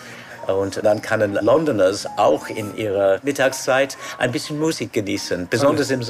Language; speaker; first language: German; non-native, fluent; English